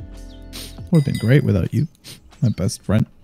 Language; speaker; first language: English; native; English